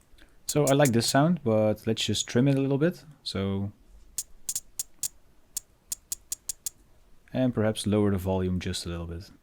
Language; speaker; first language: English; non-native, fluent; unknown